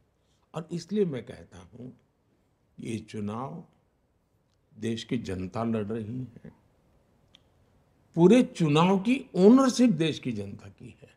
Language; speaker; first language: Hindi; non-native, local second language; Gujarati